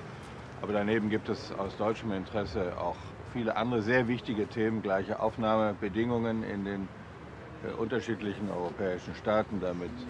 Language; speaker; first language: German; native; German